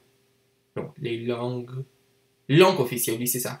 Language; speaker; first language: French; non-native, learner; English